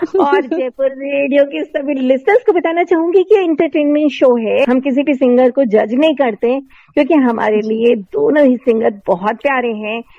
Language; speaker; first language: Hindi; native; Hindi